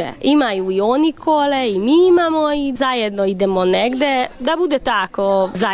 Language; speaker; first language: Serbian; non-native, local second language; Hungarian